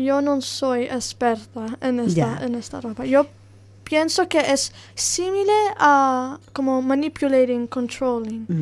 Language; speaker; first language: Spanish; non-native, learner; Italian